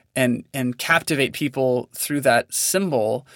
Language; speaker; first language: English; native; English